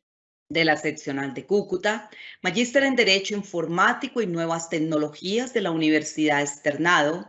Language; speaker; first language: Spanish; native; Spanish